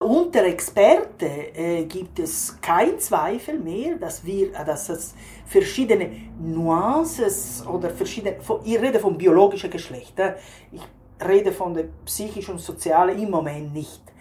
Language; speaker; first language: German; non-native, fluent; Italian